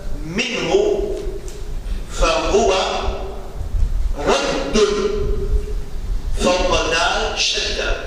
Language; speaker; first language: Arabic; non-native, fluent; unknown